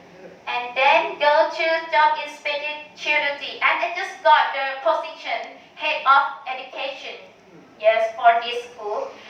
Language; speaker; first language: English; non-native, learner; Thai